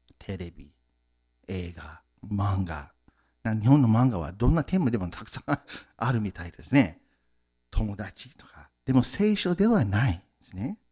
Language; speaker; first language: Japanese; non-native, fluent; English